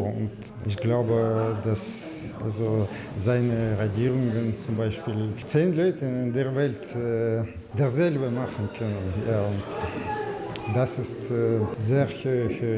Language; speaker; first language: German; non-native, learner; Russian